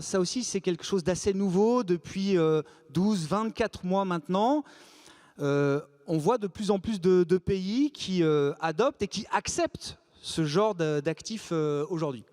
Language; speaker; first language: French; native; French